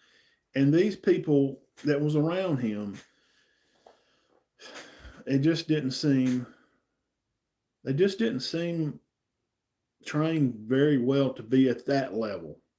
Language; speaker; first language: English; native; English